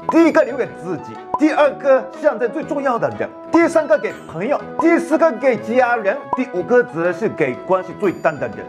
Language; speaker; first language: Chinese; non-native, fluent; Japanese